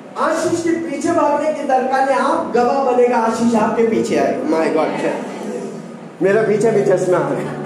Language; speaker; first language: Hindi; non-native, local second language; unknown